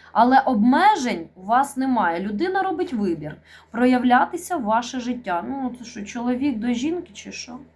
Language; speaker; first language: Ukrainian; non-native, local second language; Russian